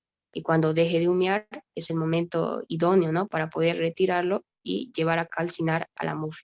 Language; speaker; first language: Spanish; native; Spanish